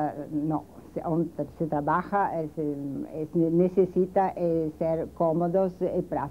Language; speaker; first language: Spanish; non-native, learner; Italian